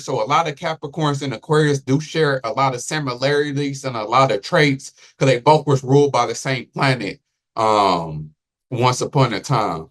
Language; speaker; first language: English; native; English